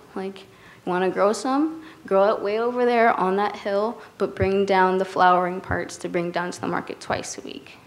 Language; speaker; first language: English; native; English